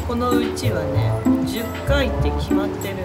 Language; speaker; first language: Japanese; native; Japanese